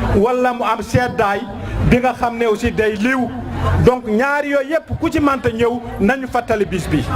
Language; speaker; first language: Wolof; non-native, local second language; Fula